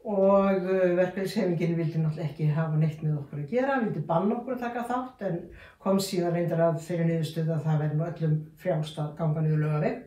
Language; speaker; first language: Icelandic; native; Icelandic